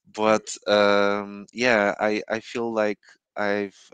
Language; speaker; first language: English; non-native, fluent; Polish